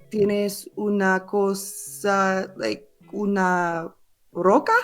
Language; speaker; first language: Spanish; non-native, learner; English